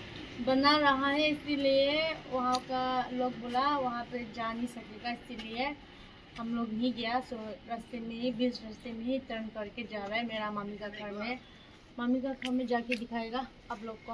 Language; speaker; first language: Hindi; non-native, local second language; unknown